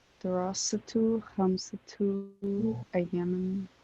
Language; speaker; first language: Arabic; non-native, learner; English